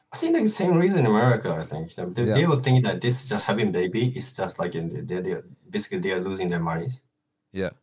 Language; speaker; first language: English; non-native, fluent; Japanese